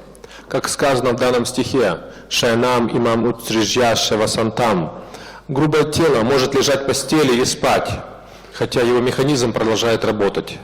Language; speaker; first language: Russian; native; Russian